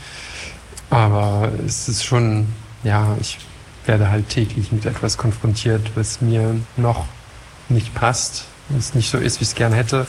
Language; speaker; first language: German; non-native, fluent; French